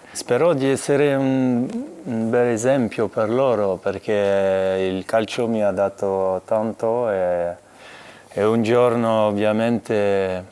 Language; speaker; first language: Italian; non-native, fluent; French